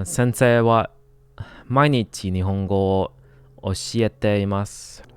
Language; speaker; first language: Japanese; non-native, learner; English